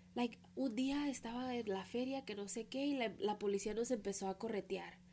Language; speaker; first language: Spanish; early bilingual, heritage; Spanish